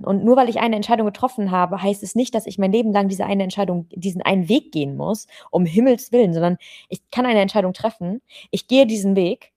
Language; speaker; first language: German; native; German